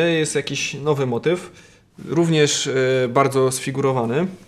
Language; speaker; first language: Polish; native; Polish